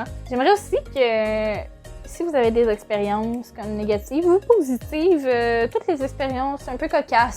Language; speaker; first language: French; native; French